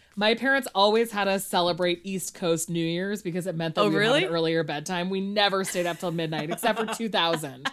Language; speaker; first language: English; native; English